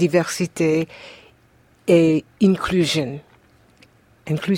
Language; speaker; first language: French; non-native, fluent; English